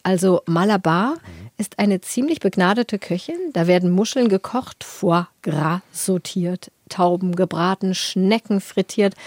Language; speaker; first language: German; native; German